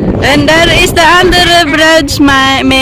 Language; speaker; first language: English; non-native, local second language; Filipino